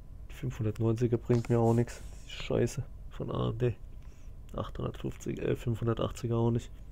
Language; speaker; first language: German; native; German